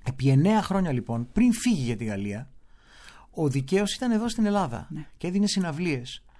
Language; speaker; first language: Greek; native; Greek